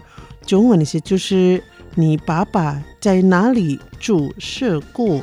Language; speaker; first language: Chinese; non-native, fluent; Indonesian